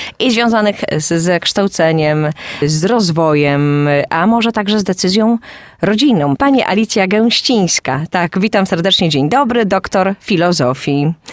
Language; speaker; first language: Polish; native; Polish